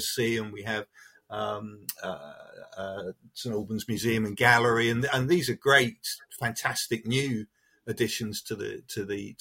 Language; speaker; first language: English; native; English